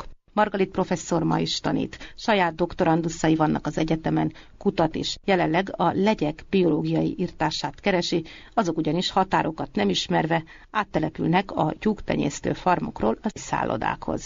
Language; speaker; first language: Hungarian; native; Hungarian